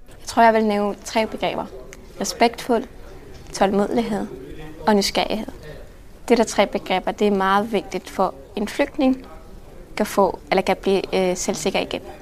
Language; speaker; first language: Danish; non-native, fluent; Arabic